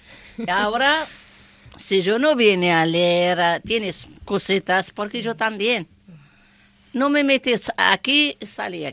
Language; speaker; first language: Spanish; non-native, learner; Arabic